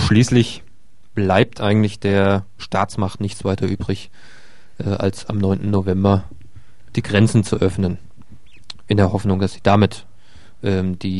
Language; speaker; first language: German; native; German